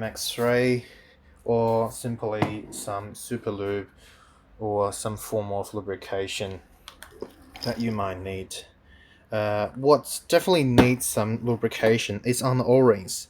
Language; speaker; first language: English; non-native, fluent; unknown